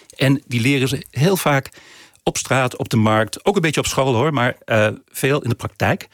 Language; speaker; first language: Dutch; native; Dutch